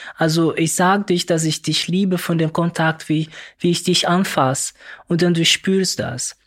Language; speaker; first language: German; non-native, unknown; Portuguese